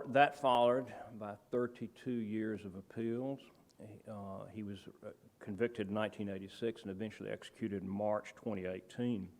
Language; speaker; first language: English; native; English